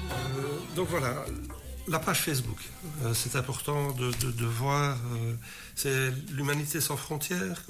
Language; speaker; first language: French; native; French